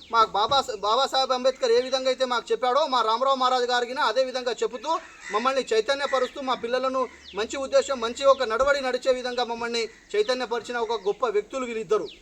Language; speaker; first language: Telugu; non-native, local second language; Lambadi